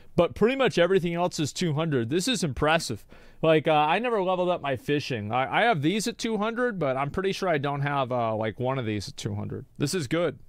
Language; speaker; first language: English; native; English